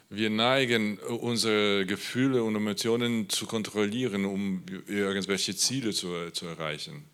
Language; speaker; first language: German; non-native, learner; Polish